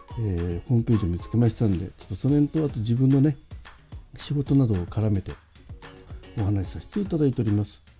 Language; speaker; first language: Japanese; native; Japanese